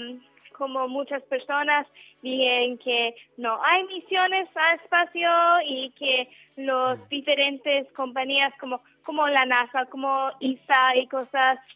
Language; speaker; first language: Spanish; non-native, learner; English